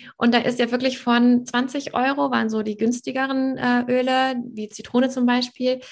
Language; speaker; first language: German; native; German